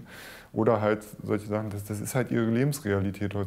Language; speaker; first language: German; native; German